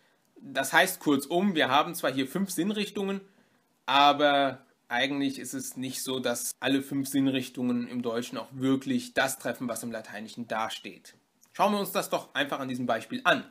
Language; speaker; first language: German; native; German